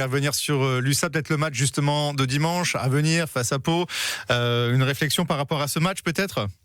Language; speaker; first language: French; native; French